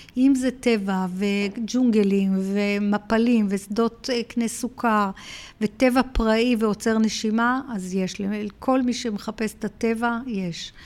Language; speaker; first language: Hebrew; early bilingual, heritage; Hebrew